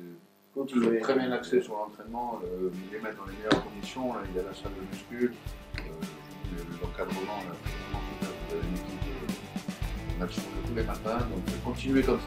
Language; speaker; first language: French; native; French